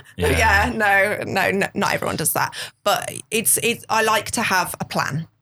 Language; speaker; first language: English; native; English